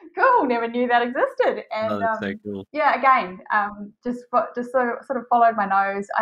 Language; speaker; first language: English; native; English